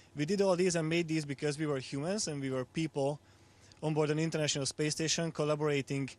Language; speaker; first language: English; non-native, fluent; Hungarian